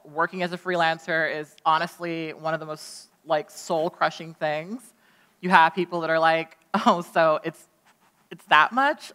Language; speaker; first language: English; native; English